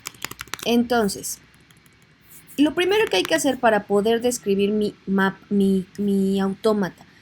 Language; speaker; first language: Spanish; native; Spanish